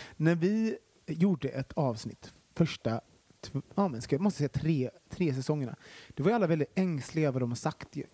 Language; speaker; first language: Swedish; native; Swedish